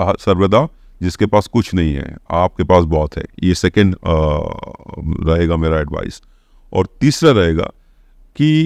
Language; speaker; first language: Hindi; non-native, local second language; Odia